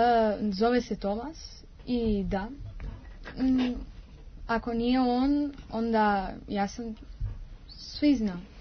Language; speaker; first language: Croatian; early bilingual, heritage; Croatian